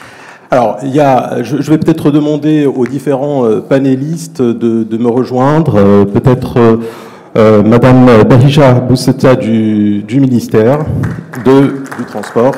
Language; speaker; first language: French; non-native, local second language; Arabic